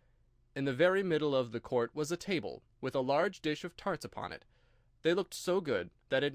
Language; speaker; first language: English; native; English